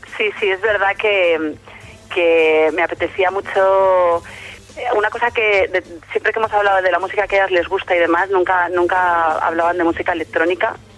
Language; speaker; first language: Spanish; native; Spanish